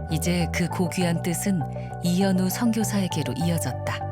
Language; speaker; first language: Korean; native; Korean